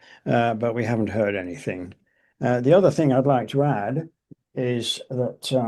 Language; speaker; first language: English; native; English